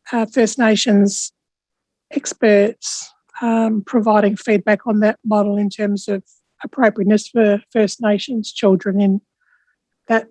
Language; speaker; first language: English; native; English